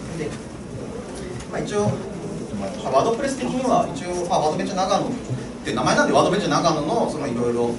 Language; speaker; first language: Japanese; native; Japanese